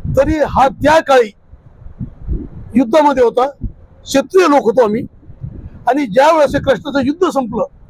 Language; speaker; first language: Marathi; non-native, local second language; Marwari